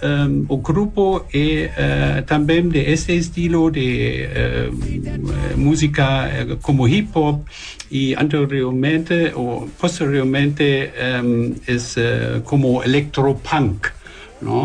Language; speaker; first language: Portuguese; non-native, learner; German